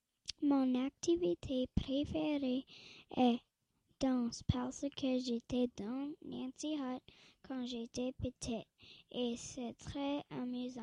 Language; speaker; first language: French; non-native, local second language; English